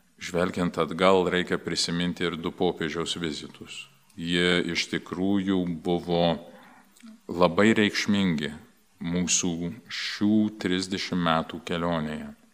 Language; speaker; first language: Lithuanian; early bilingual, heritage; Lithuanian